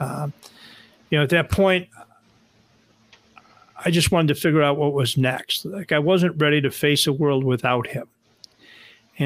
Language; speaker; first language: English; native; English